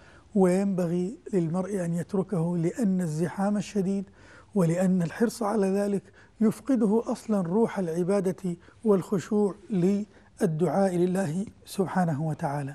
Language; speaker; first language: Arabic; native; Arabic